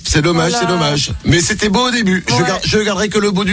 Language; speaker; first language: French; native; French